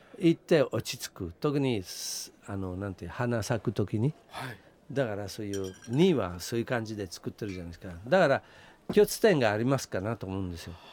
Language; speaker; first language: Japanese; non-native, fluent; Italian